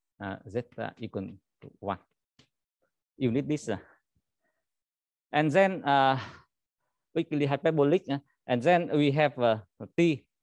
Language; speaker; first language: English; non-native, learner; Vietnamese